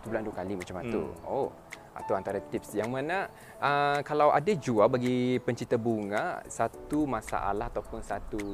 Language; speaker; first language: Malay; native; Malay